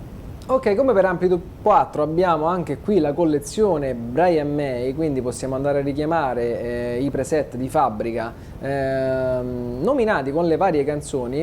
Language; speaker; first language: Italian; native; Italian